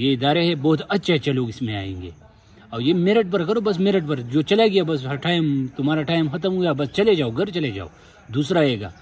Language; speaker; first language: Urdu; non-native, local second language; Pashto